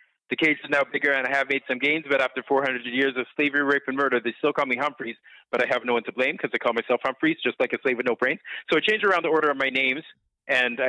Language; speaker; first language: English; native; English